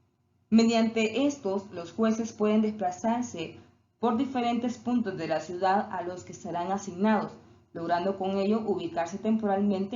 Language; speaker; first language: Spanish; native; Spanish